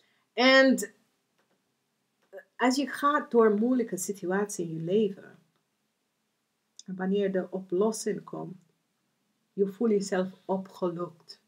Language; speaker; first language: Dutch; non-native, fluent; English